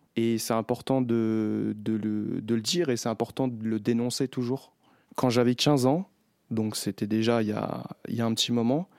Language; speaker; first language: French; native; French